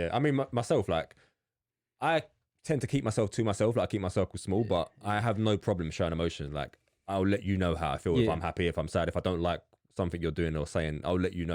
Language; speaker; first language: English; native; English